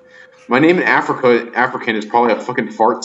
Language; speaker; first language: English; native; English